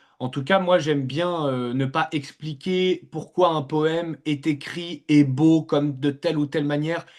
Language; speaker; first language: French; native; French